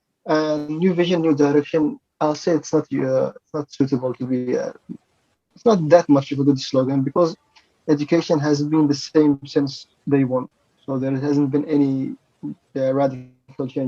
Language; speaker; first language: English; non-native, fluent; Malay